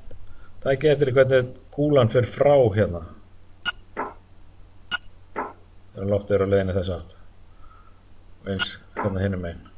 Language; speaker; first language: Icelandic; native; Icelandic